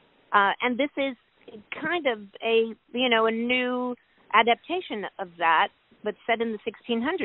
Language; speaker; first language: English; native; English